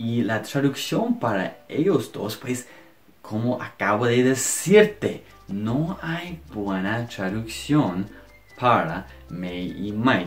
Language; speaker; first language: Spanish; non-native, fluent; English